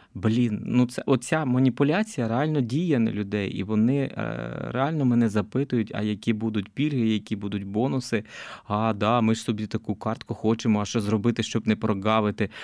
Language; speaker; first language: Ukrainian; native; Ukrainian